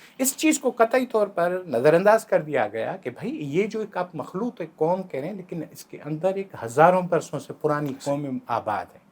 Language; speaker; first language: Urdu; non-native, local second language; Sindhi